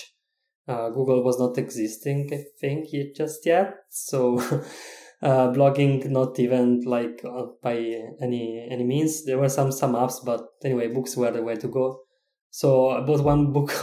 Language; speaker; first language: English; non-native, fluent; Italian